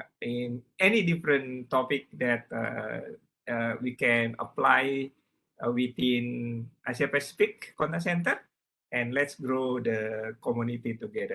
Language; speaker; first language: English; non-native, learner; Indonesian